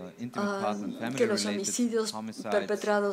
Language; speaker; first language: Spanish; non-native, learner; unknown